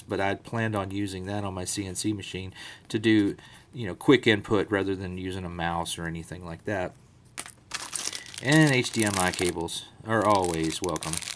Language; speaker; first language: English; native; English